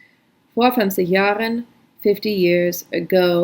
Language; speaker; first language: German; non-native, fluent; English